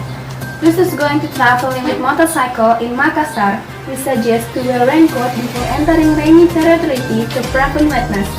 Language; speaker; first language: English; non-native, learner; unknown